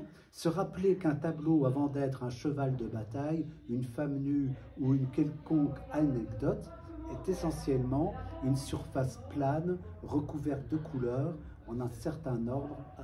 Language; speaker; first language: French; native; French